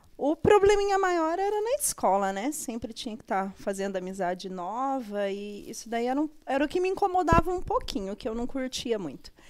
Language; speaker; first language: Portuguese; native; Portuguese